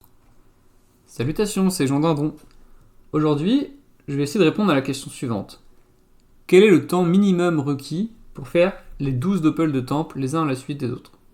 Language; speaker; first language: French; native; French